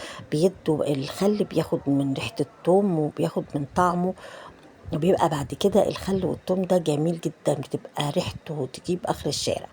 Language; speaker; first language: Arabic; native; Arabic